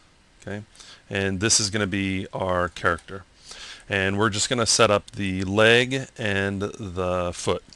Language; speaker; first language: English; native; English